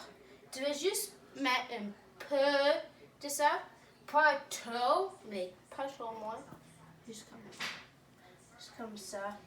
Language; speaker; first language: French; non-native, learner; English